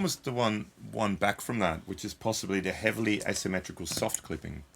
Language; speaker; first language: English; native; English